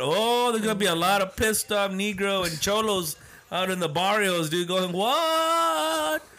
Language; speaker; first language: English; early bilingual, other home language; Spanish